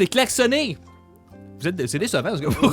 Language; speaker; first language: French; native; French